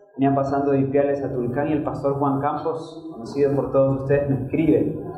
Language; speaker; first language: Spanish; native; Spanish